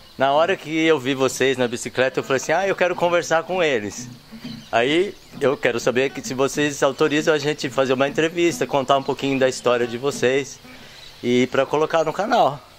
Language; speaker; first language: Portuguese; native; Portuguese